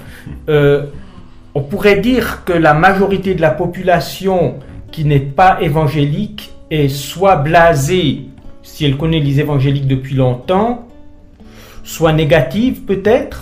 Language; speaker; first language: French; native; French